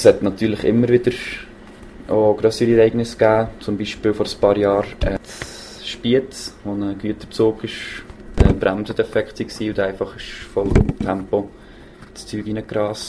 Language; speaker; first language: German; native; German